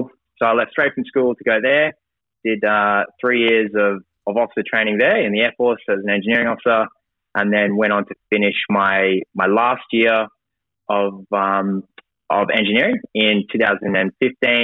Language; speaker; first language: English; native; English